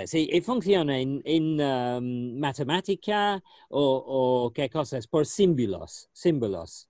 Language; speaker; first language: Spanish; non-native, learner; English